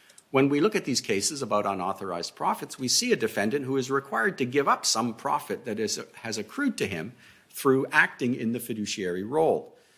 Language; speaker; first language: English; native; English